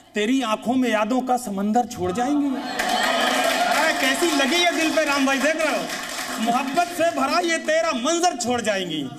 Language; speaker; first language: Hindi; native; Hindi